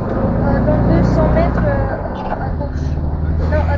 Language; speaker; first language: French; non-native, learner; Russian